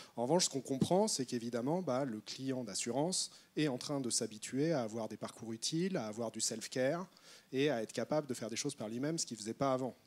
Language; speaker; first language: French; native; French